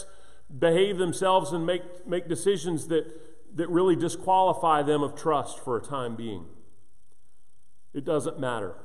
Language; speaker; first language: English; native; English